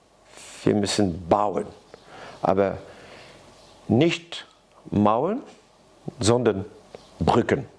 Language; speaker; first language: German; non-native, learner; French